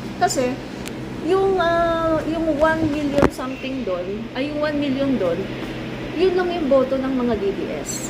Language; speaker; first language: Filipino; non-native, local second language; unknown